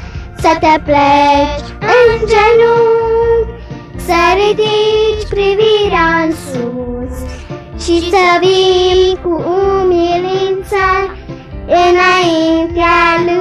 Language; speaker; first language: Romanian; early bilingual, heritage; Romanian